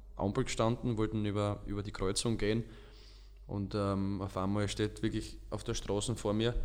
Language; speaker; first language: German; native; German